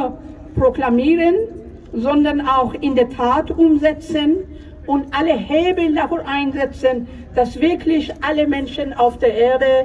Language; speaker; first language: German; non-native, fluent; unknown